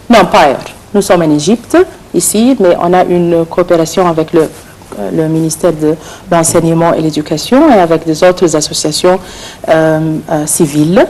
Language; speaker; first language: French; non-native, fluent; Arabic